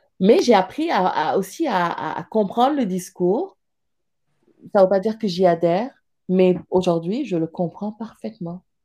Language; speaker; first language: French; non-native, local second language; Wolof